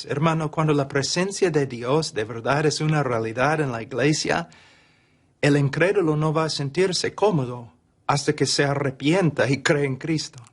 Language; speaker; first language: Spanish; non-native, fluent; English